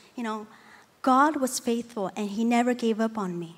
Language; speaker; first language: English; early bilingual, other home language; Chinese